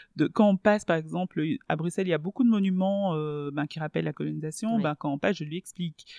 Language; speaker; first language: French; non-native, fluent; Swahili